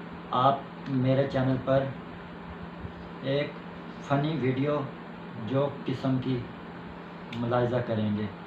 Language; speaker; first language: Hindi; non-native, local second language; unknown